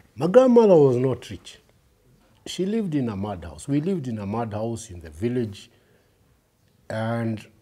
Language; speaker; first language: English; early bilingual, other home language; Kikuyu